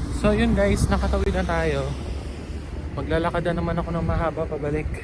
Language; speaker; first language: Filipino; native; Filipino